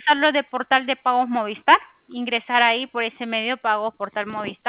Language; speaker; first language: Spanish; native; Spanish